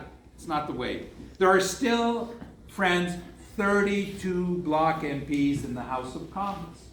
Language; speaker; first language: English; non-native, local second language; French